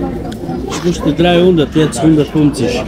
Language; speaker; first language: German; non-native, learner; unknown